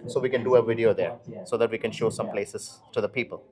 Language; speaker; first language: English; non-native, local second language; Telugu